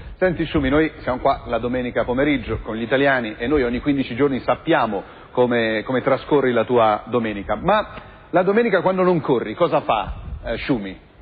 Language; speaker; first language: Italian; native; Italian